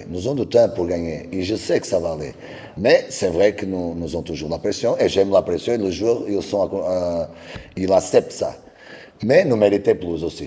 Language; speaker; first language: French; non-native, learner; Portuguese